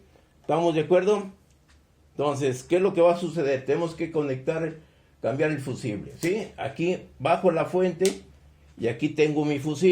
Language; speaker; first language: Spanish; native; Spanish